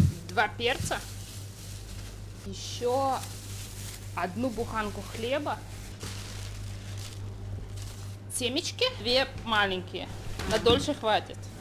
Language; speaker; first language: Russian; non-native, fluent; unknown